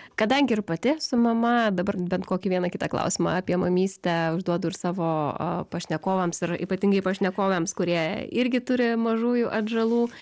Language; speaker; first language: Lithuanian; native; Lithuanian